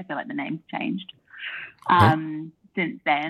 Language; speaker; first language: English; native; English